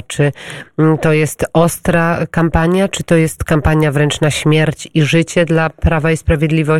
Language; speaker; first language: Polish; native; Polish